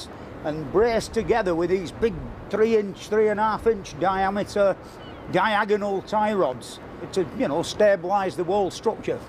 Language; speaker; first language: English; native; English